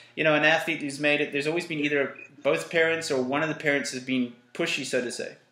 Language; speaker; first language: English; native; English